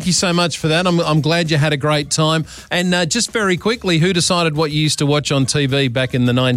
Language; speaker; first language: English; native; English